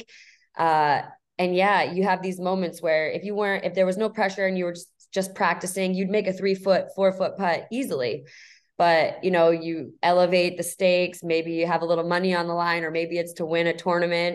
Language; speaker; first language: English; native; English